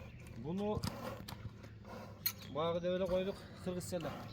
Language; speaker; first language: Kyrgyz; native; Kyrgyz